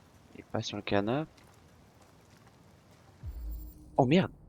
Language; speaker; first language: French; native; French